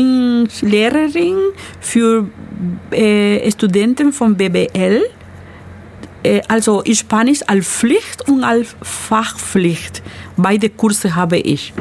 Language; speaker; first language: German; non-native, learner; Spanish